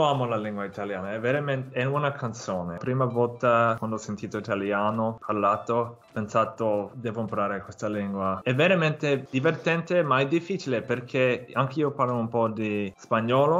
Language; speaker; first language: Italian; non-native, fluent; English